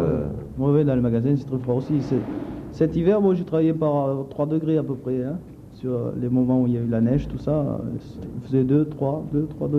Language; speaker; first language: French; native; French